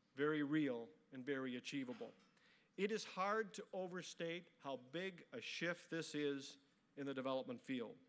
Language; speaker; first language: English; native; English